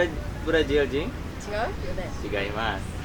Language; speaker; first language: Japanese; non-native, learner; Indonesian